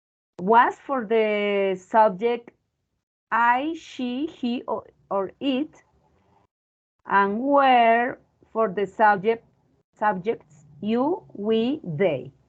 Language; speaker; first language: English; non-native, learner; Spanish